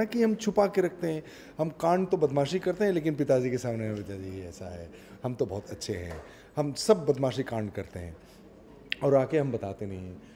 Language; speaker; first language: Hindi; non-native, local second language; Assamese